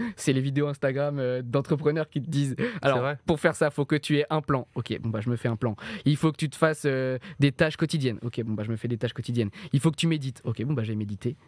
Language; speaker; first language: French; native; French